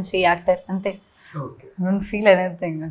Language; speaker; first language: Telugu; non-native, learner; Malayalam